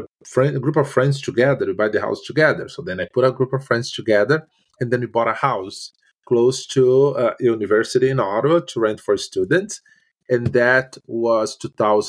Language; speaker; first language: English; non-native, fluent; Portuguese